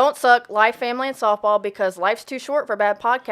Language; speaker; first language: English; native; English